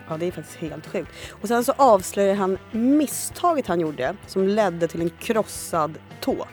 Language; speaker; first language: Swedish; native; Swedish